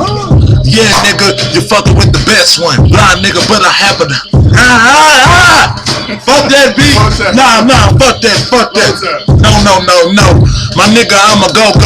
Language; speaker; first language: English; native; English